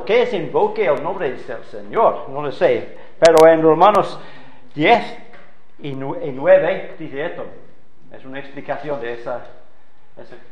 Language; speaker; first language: Spanish; non-native, fluent; English